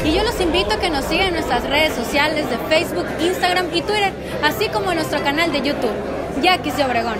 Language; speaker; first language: Spanish; native; Spanish